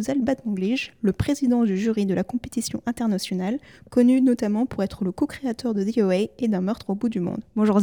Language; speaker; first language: French; native; French